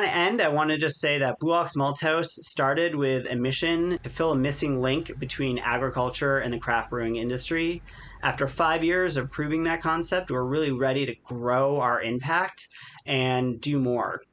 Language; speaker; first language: English; native; English